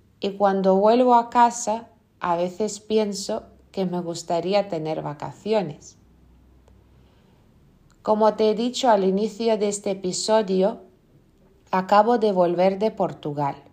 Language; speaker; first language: Spanish; non-native, fluent; Lithuanian